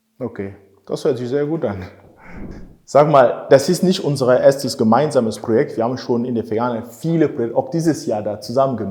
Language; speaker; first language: German; non-native, fluent; French